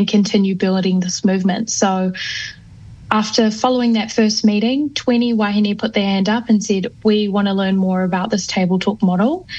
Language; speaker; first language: English; native; English